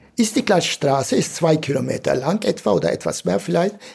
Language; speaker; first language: German; non-native, fluent; Turkish